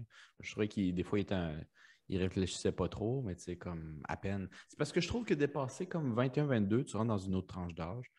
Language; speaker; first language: French; early bilingual, other home language; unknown